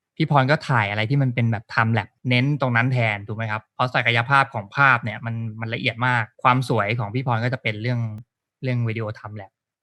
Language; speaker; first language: Thai; native; Thai